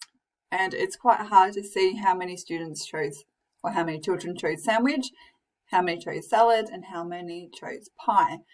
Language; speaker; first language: English; native; English